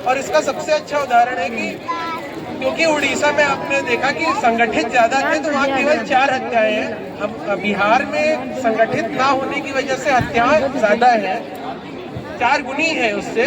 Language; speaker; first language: Hindi; native; Hindi